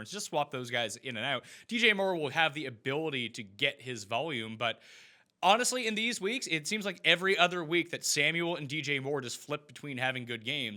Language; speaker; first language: English; native; English